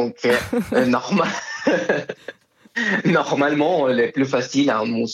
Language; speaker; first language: French; non-native, fluent; Spanish